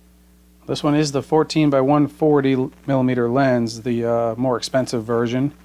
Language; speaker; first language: English; native; English